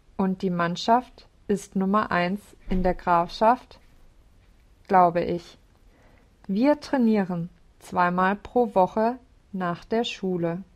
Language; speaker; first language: German; non-native, learner; English